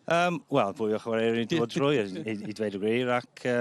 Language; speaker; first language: Welsh; non-native, local second language; English